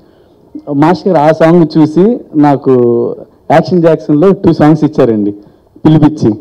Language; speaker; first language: Telugu; native; Telugu